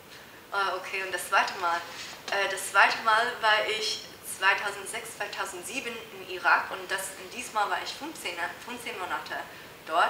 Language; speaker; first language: German; non-native, fluent; English